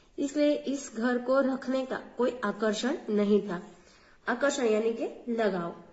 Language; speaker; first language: Hindi; non-native, local second language; Gujarati